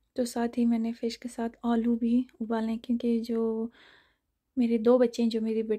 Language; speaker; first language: Urdu; non-native, fluent; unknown